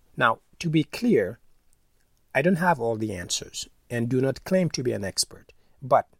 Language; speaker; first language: English; non-native, fluent; Wolof